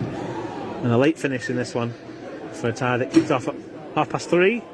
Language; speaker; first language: English; native; English